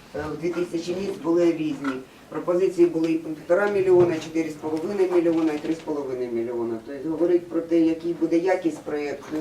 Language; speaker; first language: Ukrainian; native; Ukrainian